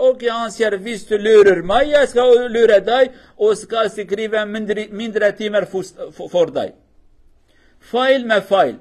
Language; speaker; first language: Swedish; non-native, learner; Kurdish